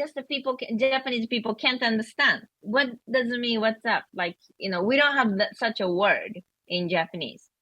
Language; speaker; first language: English; non-native, learner; Japanese